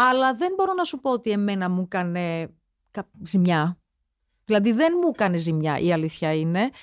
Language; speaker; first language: Greek; non-native, fluent; Georgian